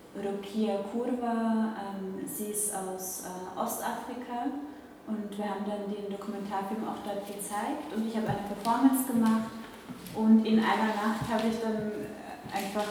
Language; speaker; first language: German; native; German